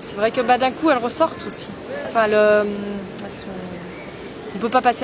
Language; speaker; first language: French; native; French